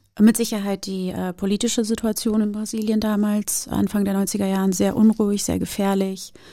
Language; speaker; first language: German; early bilingual, other home language; Portuguese